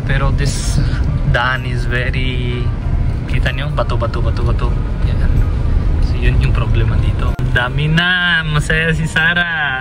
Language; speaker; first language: Filipino; non-native, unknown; Hindi